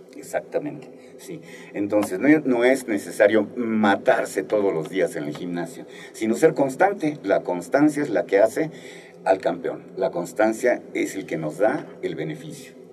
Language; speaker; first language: Spanish; native; Spanish